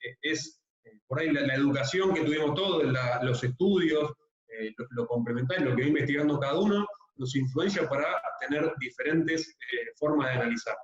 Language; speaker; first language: Spanish; native; Spanish